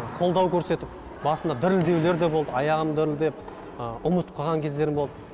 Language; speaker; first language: Kazakh; non-native, local second language; Russian